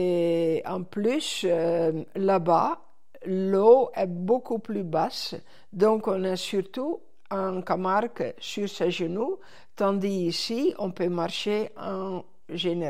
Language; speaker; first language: French; non-native, fluent; Dutch